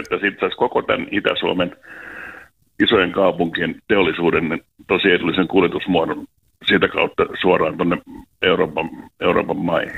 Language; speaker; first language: Finnish; native; Finnish